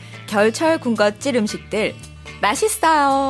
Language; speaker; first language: Korean; native; Korean